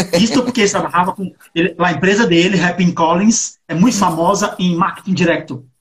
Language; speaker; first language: Portuguese; non-native, learner; Spanish